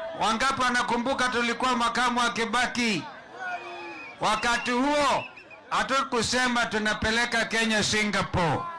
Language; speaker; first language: Swahili; non-native, local second language; Kamba